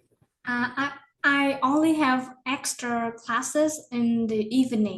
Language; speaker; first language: English; non-native, learner; Vietnamese